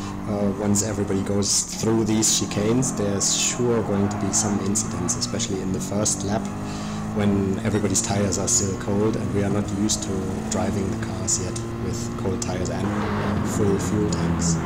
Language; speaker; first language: English; non-native, fluent; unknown